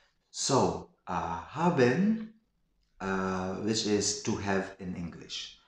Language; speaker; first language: English; non-native, local second language; Filipino